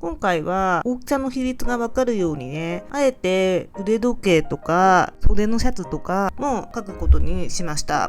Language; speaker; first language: Japanese; native; Japanese